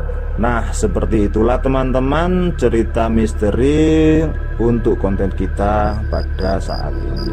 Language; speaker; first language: Indonesian; native; Indonesian